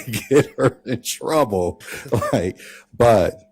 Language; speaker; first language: English; native; English